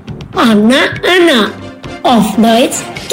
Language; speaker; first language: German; non-native, learner; Indonesian